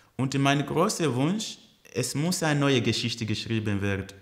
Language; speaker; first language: German; early bilingual, other home language; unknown